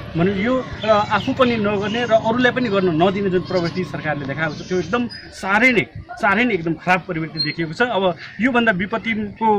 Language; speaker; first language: Nepali; non-native, local second language; Maithili